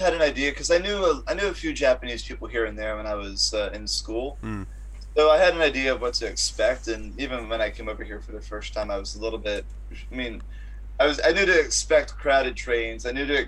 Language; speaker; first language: English; native; English